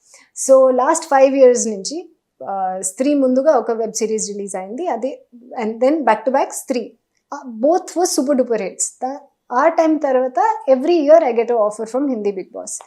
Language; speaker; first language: Telugu; non-native, fluent; Hindi